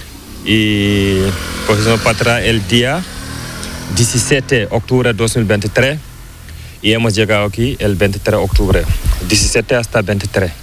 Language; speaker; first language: Spanish; non-native, learner; Fula